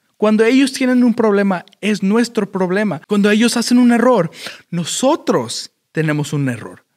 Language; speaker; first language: Spanish; early bilingual, heritage; Spanish